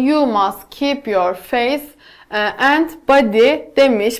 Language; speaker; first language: English; non-native, fluent; Turkish